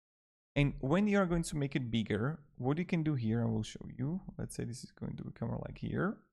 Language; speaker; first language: English; non-native, fluent; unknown